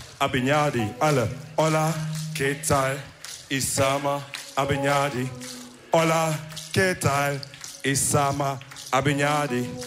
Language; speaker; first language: German; early bilingual, other home language; Wolof